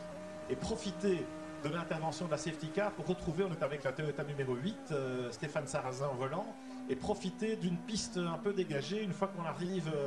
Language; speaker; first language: French; native; French